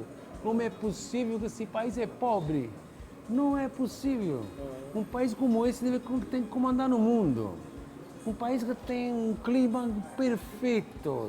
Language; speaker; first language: Portuguese; non-native, fluent; Italian